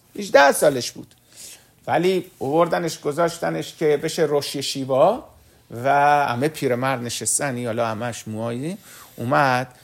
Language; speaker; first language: Persian; early bilingual, heritage; Persian